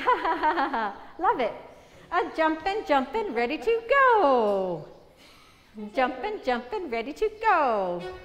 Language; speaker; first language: English; native; English